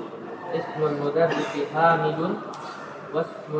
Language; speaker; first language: Arabic; non-native, learner; Indonesian